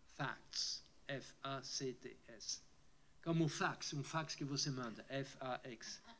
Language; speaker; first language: Portuguese; non-native, fluent; French